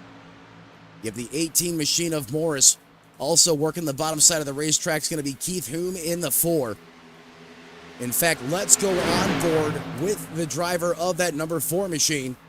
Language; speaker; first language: English; native; English